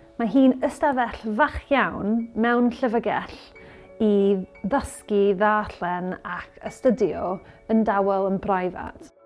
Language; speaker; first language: Welsh; non-native, learner; English